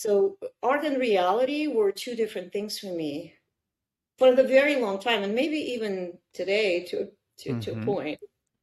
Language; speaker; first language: English; non-native, fluent; Russian